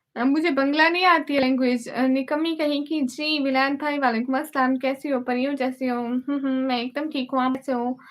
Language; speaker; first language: Urdu; non-native, local second language; Punjabi